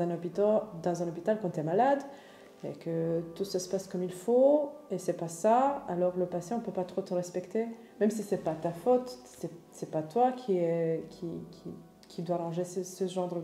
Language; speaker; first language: French; non-native, fluent; Romanian